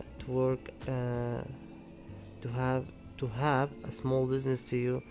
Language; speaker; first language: English; non-native, learner; Arabic